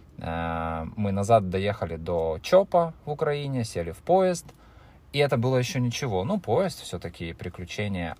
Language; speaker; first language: Russian; native; Russian